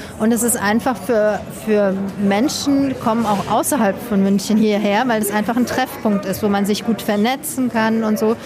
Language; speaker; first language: German; native; German